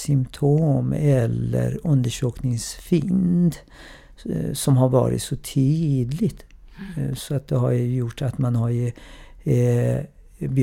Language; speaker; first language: Swedish; non-native, fluent; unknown